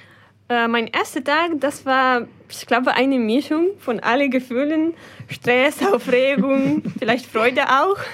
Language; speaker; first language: German; non-native, fluent; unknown